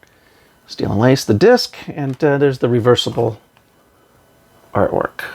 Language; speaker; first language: English; native; English